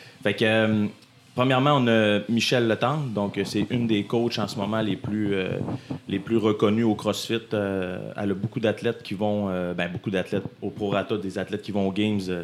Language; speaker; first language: French; native; French